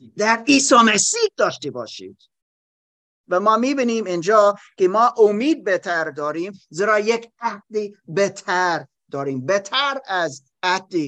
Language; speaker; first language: Persian; non-native, learner; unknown